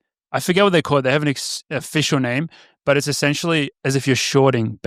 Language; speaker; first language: English; native; English